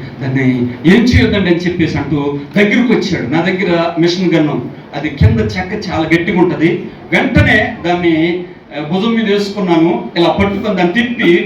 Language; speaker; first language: Telugu; non-native, local second language; Koya